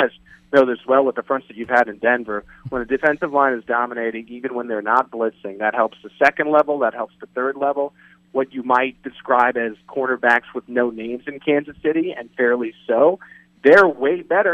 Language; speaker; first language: English; native; English